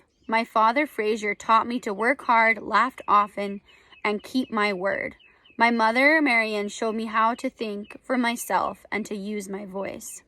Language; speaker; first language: English; native; English